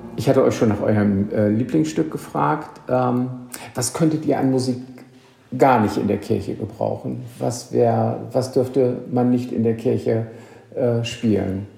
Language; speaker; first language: German; native; German